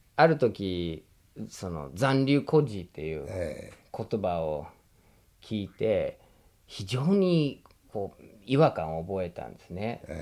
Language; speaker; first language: Japanese; non-native, fluent; English